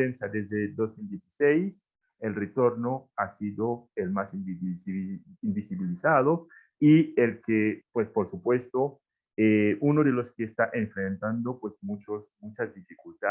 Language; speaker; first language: Spanish; non-native, fluent; Haitian Creole